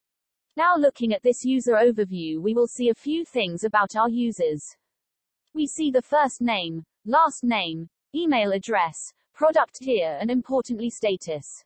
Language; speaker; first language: English; native; English